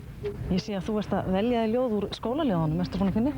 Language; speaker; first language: Icelandic; native; Icelandic